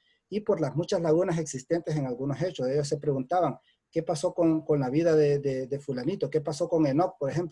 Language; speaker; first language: Spanish; native; Spanish